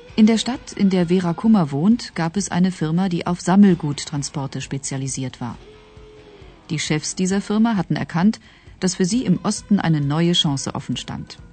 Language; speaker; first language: German; native; German